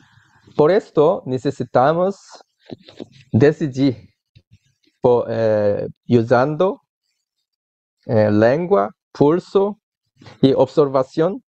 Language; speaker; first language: Spanish; non-native, learner; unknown